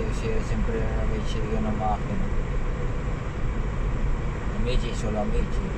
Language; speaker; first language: Italian; non-native, learner; Filipino